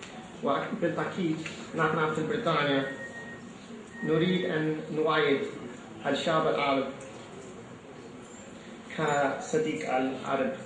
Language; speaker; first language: Arabic; non-native, fluent; English